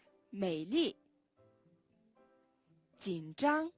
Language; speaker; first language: Chinese; non-native, fluent; Mongolian